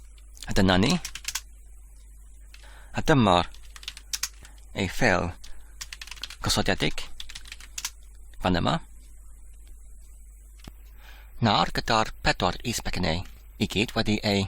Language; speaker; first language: Welsh; non-native, learner; English